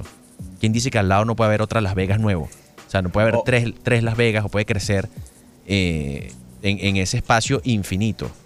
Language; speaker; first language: Spanish; native; Spanish